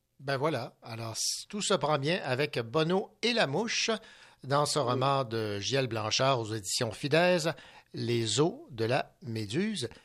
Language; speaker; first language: French; native; French